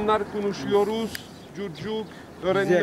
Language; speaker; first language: Turkish; non-native, learner; French